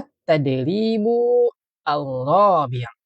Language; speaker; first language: Arabic; non-native, fluent; Malay